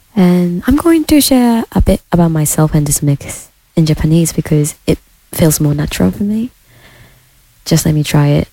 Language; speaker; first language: English; non-native, fluent; Japanese